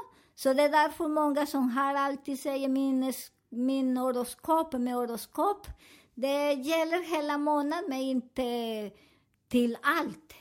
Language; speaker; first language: Swedish; non-native, learner; Spanish